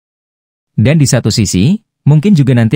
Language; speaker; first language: Indonesian; native; Indonesian